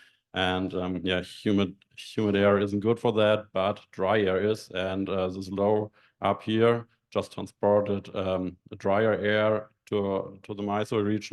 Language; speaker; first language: English; non-native, fluent; German